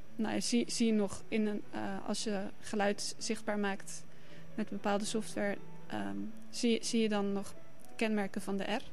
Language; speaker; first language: Dutch; native; Dutch